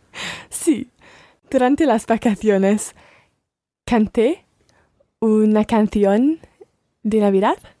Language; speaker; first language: Spanish; non-native, learner; English